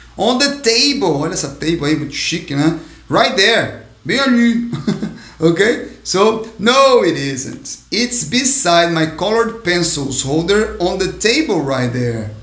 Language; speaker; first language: English; non-native, fluent; Portuguese